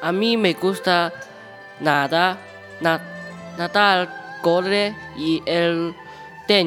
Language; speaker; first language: Spanish; non-native, learner; Chinese